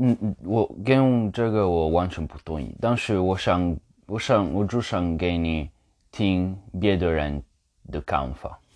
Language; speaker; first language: Chinese; non-native, learner; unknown